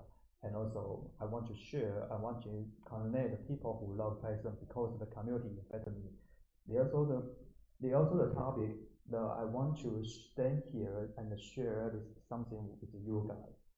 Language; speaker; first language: English; non-native, learner; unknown